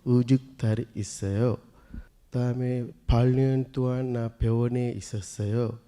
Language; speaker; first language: Korean; non-native, learner; Sinhala